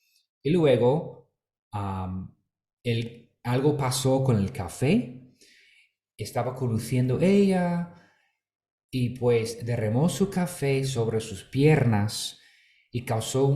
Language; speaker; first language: Spanish; non-native, fluent; English